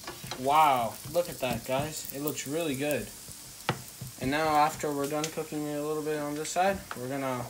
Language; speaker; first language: English; early bilingual, other home language; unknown